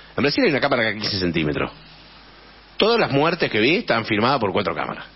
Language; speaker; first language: Spanish; native; Spanish